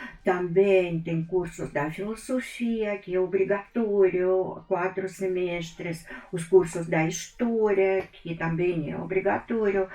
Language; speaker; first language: Portuguese; non-native, fluent; Russian